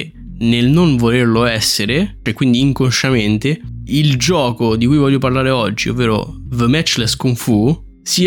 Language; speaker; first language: Italian; native; Italian